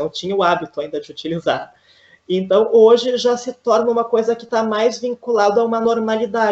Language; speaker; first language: Portuguese; native; Portuguese